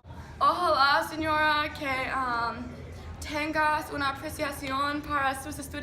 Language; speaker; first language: Spanish; non-native, learner; English